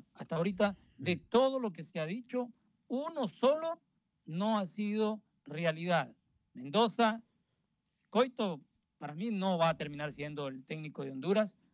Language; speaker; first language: Spanish; native; Spanish